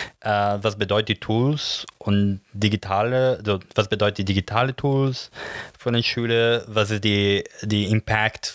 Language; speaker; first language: German; non-native, learner; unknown